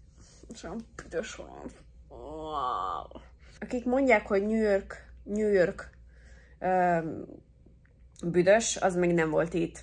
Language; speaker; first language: Hungarian; early bilingual, heritage; English